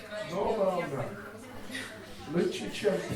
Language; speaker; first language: Russian; non-native, learner; English